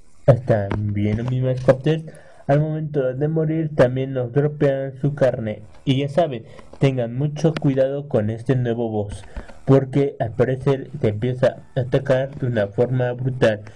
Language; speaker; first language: Spanish; native; Spanish